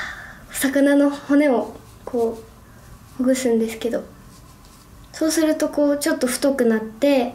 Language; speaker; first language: Japanese; native; Japanese